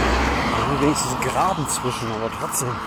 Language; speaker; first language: German; native; German